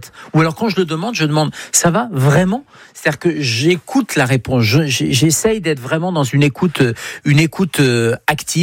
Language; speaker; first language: French; native; French